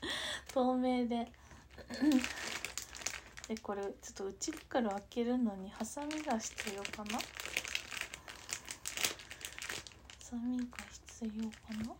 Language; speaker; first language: Japanese; native; Japanese